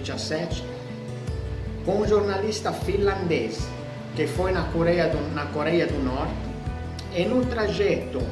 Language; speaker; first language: Portuguese; non-native, fluent; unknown